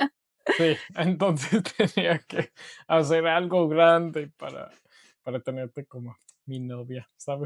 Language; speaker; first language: Spanish; non-native, learner; English